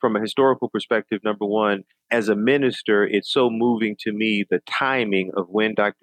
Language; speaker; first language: English; native; English